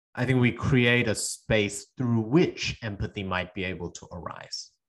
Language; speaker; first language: English; early bilingual, other home language; Korean